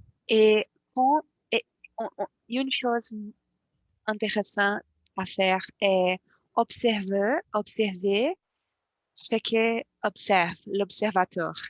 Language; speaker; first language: French; non-native, learner; Portuguese